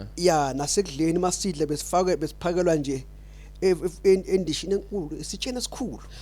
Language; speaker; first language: Zulu; native; Zulu